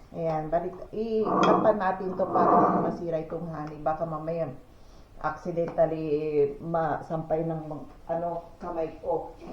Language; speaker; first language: Filipino; non-native, local second language; Pangasinan